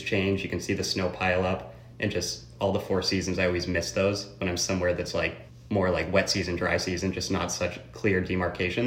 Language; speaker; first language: English; native; English